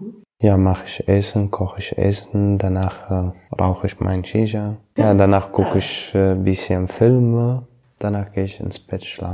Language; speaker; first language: German; non-native, learner; Arabic